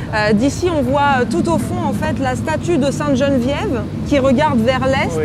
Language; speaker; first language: French; native; French